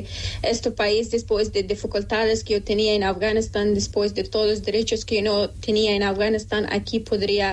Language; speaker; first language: Spanish; non-native, local second language; Persian